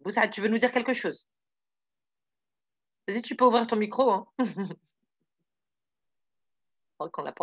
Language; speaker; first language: French; native; French